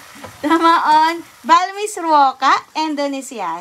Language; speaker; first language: Finnish; non-native, learner; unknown